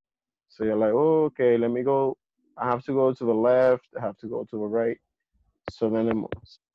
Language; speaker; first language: English; non-native, fluent; Spanish